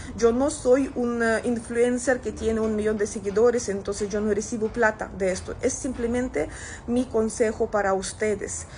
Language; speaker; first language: Spanish; non-native, fluent; Russian